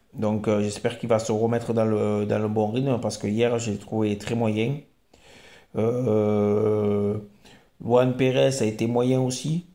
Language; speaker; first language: French; native; French